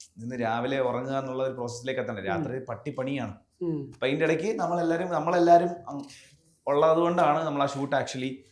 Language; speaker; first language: Malayalam; native; Malayalam